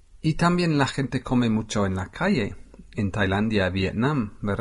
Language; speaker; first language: Spanish; non-native, fluent; English